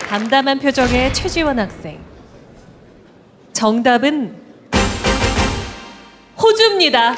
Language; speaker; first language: Korean; native; Korean